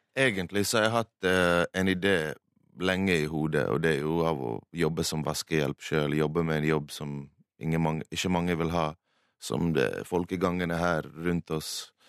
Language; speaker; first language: Norwegian; early bilingual, other home language; Bosnian